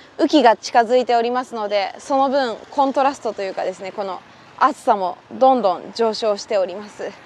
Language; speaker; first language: Japanese; native; Japanese